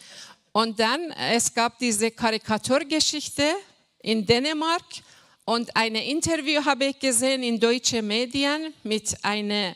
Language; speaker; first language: German; non-native, learner; Persian